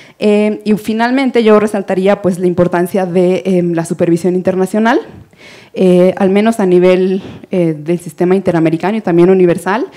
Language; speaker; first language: Spanish; native; Spanish